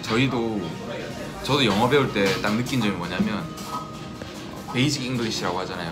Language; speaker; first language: Korean; native; Korean